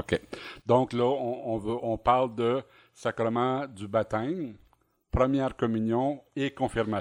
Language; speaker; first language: French; native; French